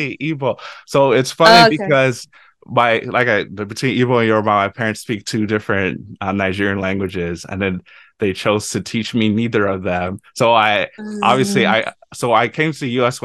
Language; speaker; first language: English; native; English